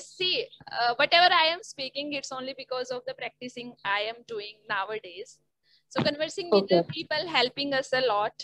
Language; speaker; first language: English; non-native, learner; Hindi